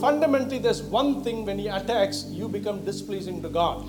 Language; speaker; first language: English; non-native, local second language; Tamil